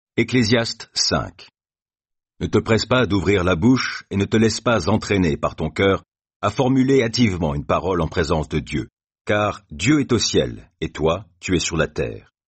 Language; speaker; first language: French; native; French